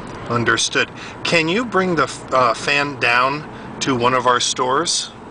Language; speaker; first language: English; native; English